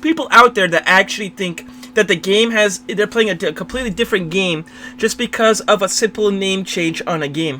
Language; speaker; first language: English; native; English